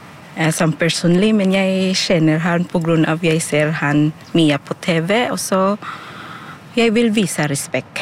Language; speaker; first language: Norwegian; non-native, learner; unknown